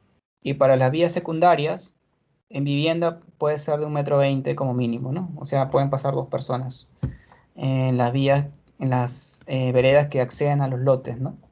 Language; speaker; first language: Spanish; native; Spanish